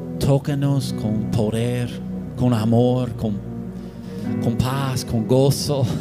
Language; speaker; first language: Spanish; non-native, learner; English